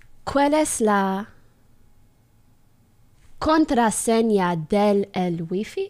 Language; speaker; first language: Spanish; non-native, learner; French